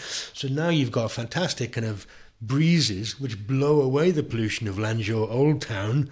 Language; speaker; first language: English; native; English